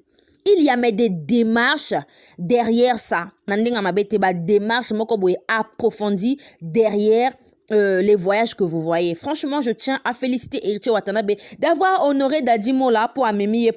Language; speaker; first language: French; non-native, local second language; Lingala